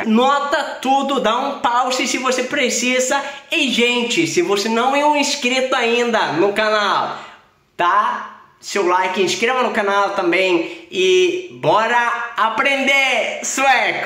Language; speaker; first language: Portuguese; non-native, fluent; Swedish